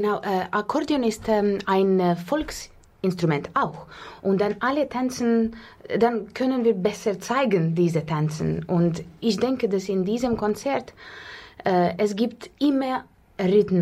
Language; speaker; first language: German; non-native, learner; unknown